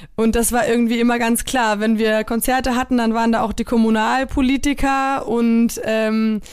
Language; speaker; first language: German; early bilingual, other home language; Polish